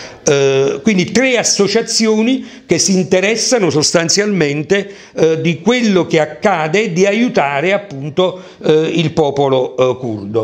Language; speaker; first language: Italian; native; Italian